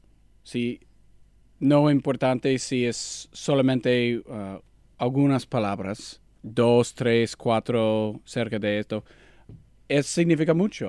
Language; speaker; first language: Spanish; non-native, learner; English